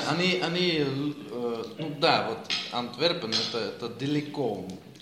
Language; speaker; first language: Russian; non-native, learner; Dutch